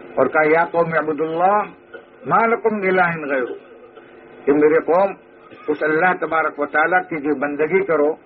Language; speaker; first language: Urdu; native; Urdu